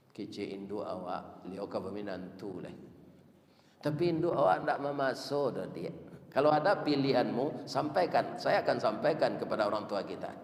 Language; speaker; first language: Malay; non-native, local second language; Minangkabau